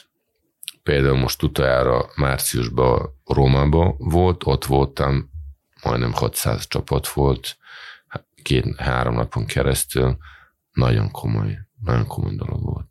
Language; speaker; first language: Hungarian; non-native, fluent; Serbian